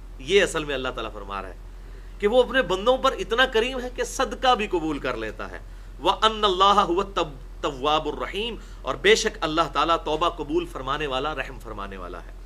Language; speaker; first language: Urdu; non-native, local second language; Punjabi